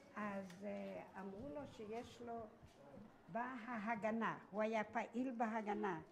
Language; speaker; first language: Hebrew; native; Hebrew